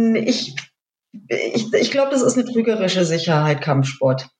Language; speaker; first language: German; native; German